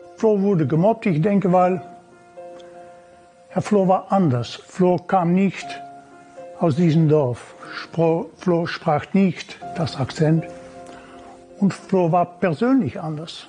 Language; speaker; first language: German; non-native, learner; Dutch